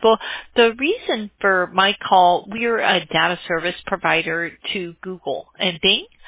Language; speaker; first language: English; native; English